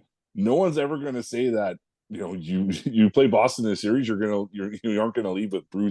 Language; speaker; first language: English; native; English